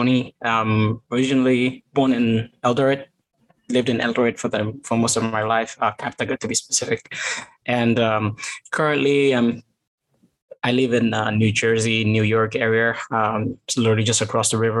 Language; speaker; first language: English; non-native, local second language; Kalenjin